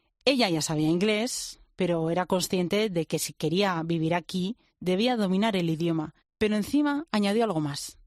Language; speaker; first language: Spanish; native; Spanish